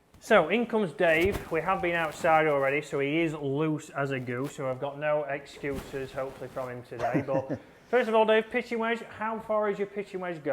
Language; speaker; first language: English; native; English